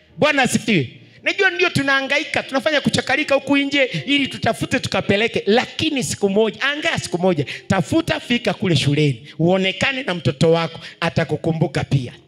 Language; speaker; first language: Swahili; non-native, local second language; Luyia